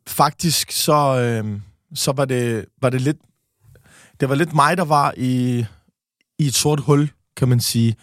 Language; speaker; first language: Danish; native; Danish